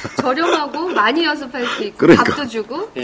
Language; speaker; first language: Korean; native; Korean